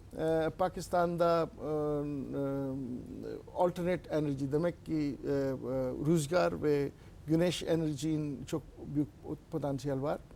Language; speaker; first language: Turkish; non-native, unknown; Urdu